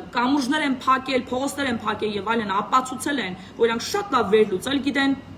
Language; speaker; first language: Armenian; native; Armenian